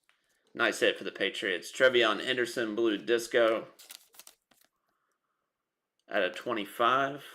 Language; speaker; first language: English; native; English